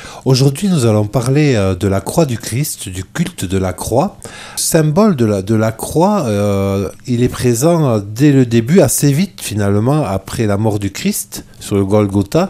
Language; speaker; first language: French; native; French